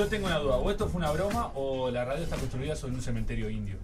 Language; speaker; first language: Spanish; native; Spanish